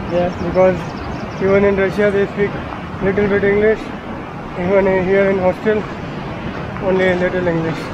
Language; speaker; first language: English; non-native, local second language; Marathi